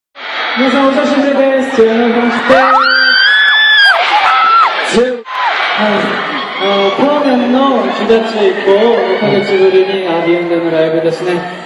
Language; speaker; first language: Japanese; non-native, learner; Korean